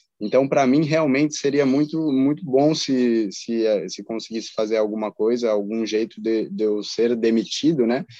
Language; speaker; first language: Portuguese; native; Portuguese